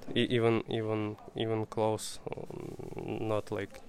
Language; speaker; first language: English; non-native, learner; Russian